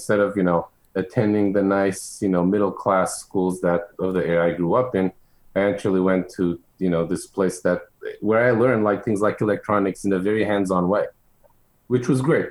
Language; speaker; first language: English; non-native, fluent; Portuguese